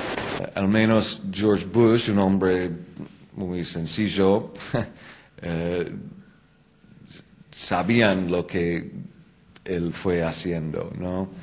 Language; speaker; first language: Spanish; non-native, fluent; English